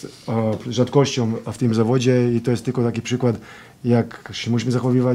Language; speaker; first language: Polish; non-native, fluent; Serbian